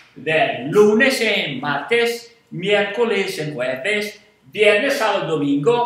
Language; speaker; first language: Spanish; non-native, fluent; English